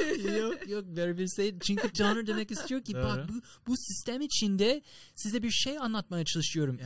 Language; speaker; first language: Turkish; non-native, fluent; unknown